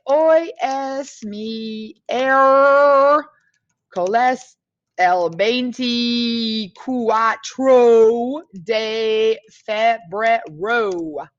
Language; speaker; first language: Spanish; non-native, fluent; English